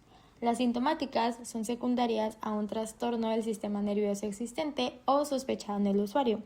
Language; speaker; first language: Spanish; native; Spanish